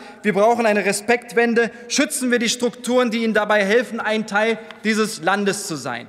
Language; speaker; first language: German; early bilingual, other home language; Turkish